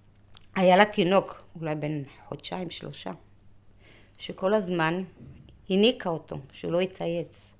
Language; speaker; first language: Hebrew; early bilingual, other home language; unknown